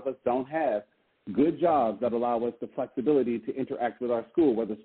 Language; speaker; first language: English; native; English